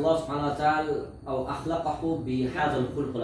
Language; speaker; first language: Arabic; non-native, learner; Uzbek